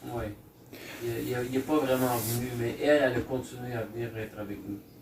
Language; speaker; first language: French; native; French